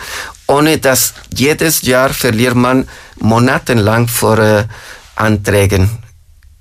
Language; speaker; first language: German; non-native, fluent; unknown